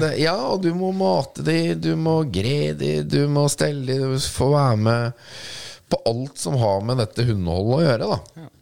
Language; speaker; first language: Norwegian; native; Norwegian